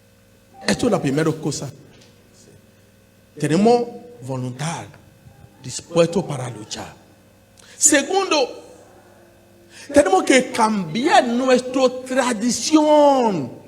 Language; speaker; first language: Spanish; non-native, learner; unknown